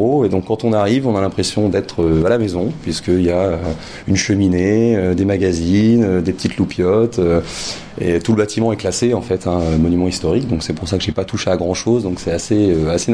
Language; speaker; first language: French; native; French